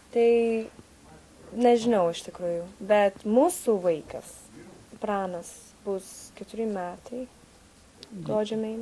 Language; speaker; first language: Lithuanian; non-native, learner; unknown